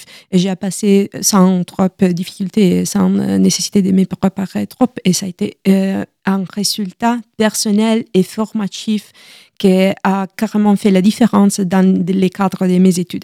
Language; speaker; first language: French; non-native, learner; Italian